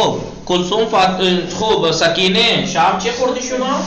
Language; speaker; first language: Persian; non-native, fluent; Urdu